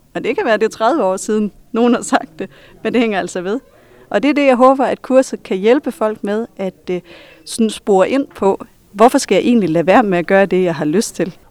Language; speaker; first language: Danish; native; Danish